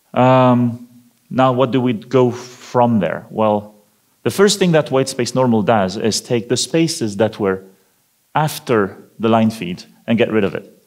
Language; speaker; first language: English; non-native, fluent; French